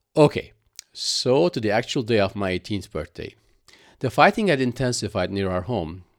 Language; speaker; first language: English; non-native, fluent; Arabic